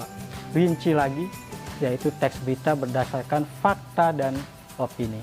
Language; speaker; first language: Indonesian; native; Indonesian